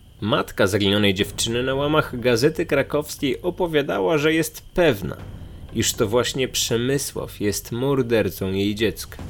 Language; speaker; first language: Polish; native; Polish